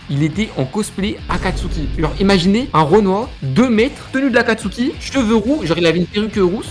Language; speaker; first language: French; native; French